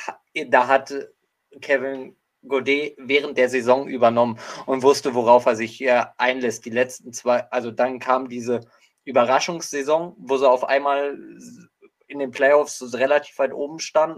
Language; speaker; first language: German; native; German